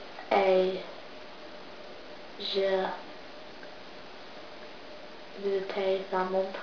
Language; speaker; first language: French; non-native, learner; English